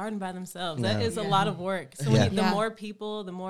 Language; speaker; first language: English; native; English